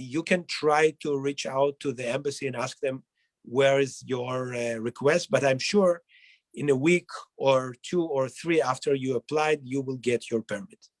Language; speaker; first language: English; non-native, fluent; Hebrew